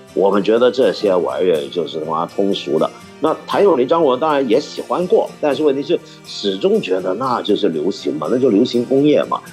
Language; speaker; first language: Chinese; non-native, local second language; Cantonese